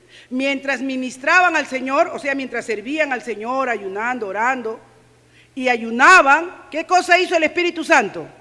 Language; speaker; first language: Spanish; native; Spanish